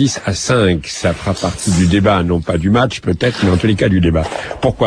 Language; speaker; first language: French; native; French